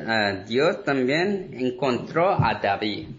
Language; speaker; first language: Spanish; non-native, learner; Korean